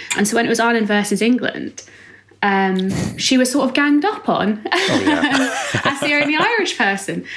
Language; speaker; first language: English; native; English